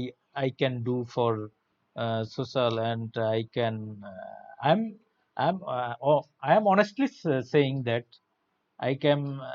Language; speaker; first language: English; non-native, learner; Bangla